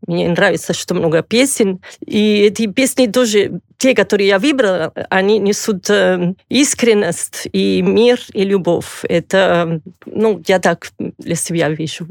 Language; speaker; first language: Russian; non-native, fluent; Catalan